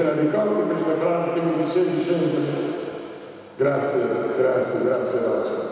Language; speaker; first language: Italian; native; Italian